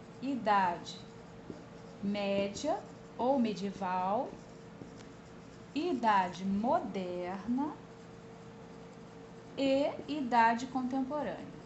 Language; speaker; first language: Portuguese; native; Portuguese